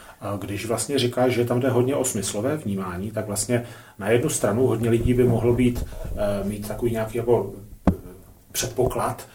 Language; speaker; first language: Czech; native; Czech